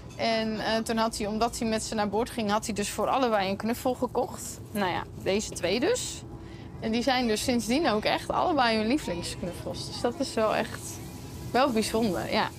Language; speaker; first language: Dutch; native; Dutch